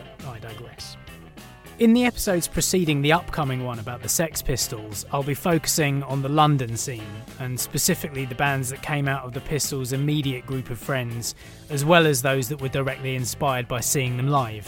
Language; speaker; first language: English; native; English